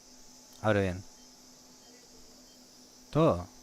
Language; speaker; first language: Spanish; native; Spanish